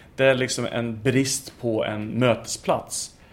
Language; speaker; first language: Swedish; non-native, fluent; English